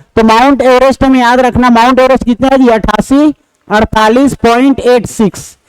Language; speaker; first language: Hindi; native; Hindi